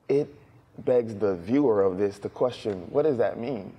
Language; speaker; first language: English; native; English